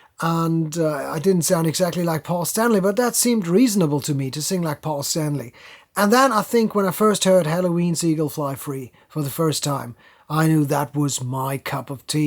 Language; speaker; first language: English; non-native, fluent; German